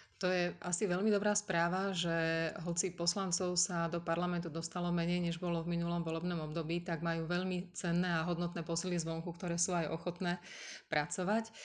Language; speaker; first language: Slovak; native; Slovak